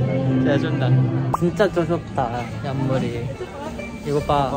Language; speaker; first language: Korean; non-native, learner; Japanese